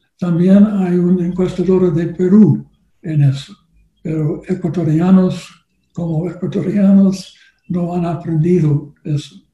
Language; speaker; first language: Spanish; non-native, learner; English